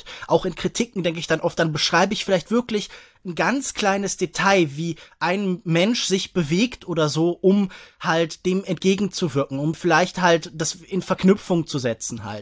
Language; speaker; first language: German; native; German